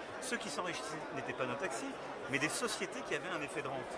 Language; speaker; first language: French; native; French